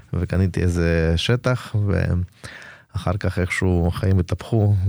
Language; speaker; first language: Hebrew; non-native, fluent; Russian